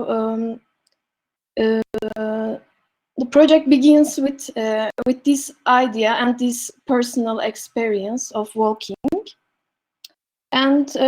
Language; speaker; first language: English; non-native, learner; Turkish